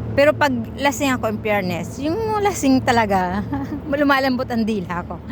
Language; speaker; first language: Filipino; non-native, local second language; Cebuano